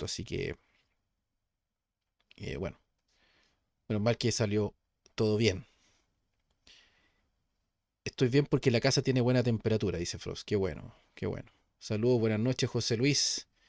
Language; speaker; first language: Spanish; native; Spanish